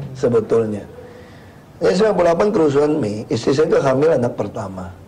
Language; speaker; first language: Indonesian; native; Indonesian